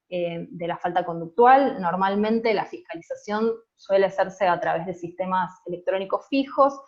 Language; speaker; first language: Spanish; native; Spanish